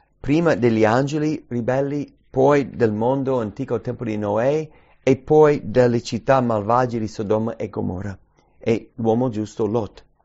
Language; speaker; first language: Italian; early bilingual, heritage; English